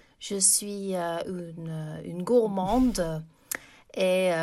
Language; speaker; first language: French; non-native, fluent; English